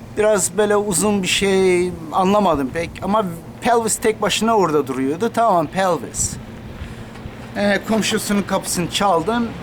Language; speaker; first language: Turkish; non-native, local second language; Kurdish